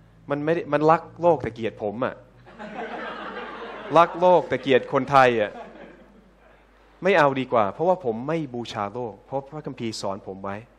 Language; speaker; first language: Thai; early bilingual, heritage; Thai